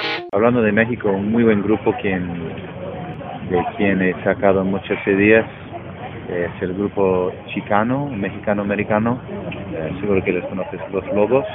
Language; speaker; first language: Spanish; non-native, fluent; English